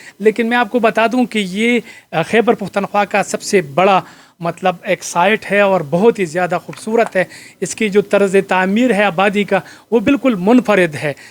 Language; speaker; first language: Urdu; non-native, local second language; Pashto